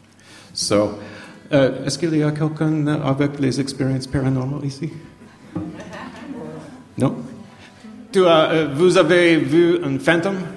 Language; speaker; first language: French; non-native, learner; English